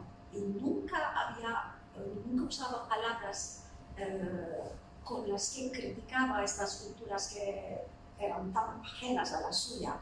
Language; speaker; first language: Spanish; non-native, fluent; Turkish